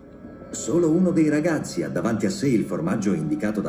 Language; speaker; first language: Italian; native; Italian